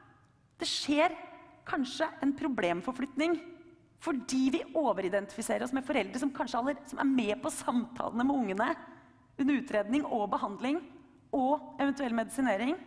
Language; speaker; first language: Norwegian; native; Norwegian